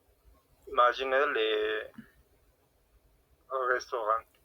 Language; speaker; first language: French; non-native, learner; Spanish